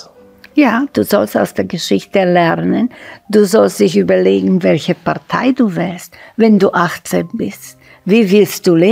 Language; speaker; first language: German; non-native, fluent; Slovak